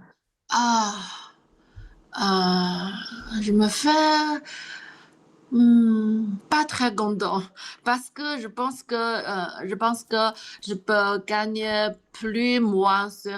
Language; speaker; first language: French; non-native, learner; Chinese